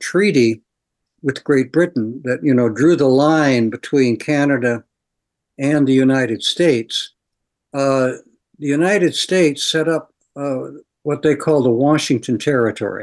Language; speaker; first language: English; native; English